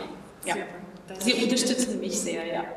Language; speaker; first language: German; non-native, fluent; Russian